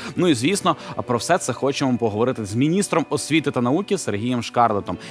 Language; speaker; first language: Ukrainian; native; Ukrainian